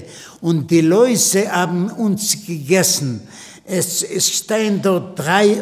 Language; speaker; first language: German; non-native, fluent; Yiddish